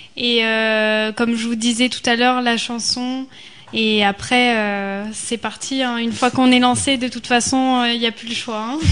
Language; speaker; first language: French; native; French